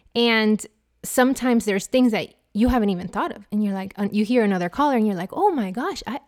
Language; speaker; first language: English; non-native, fluent; Spanish